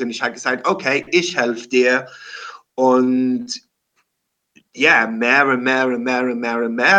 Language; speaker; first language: German; non-native, learner; English